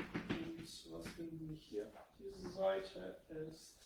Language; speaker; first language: German; non-native, fluent; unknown